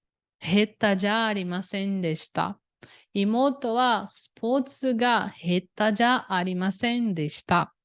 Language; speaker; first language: Japanese; non-native, fluent; Portuguese